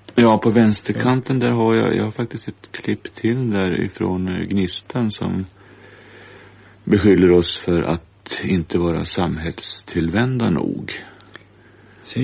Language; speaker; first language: Swedish; native; Swedish